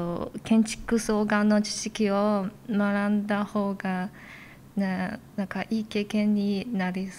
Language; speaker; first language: Japanese; non-native, fluent; Chinese